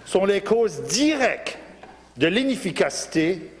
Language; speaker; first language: French; non-native, local second language; English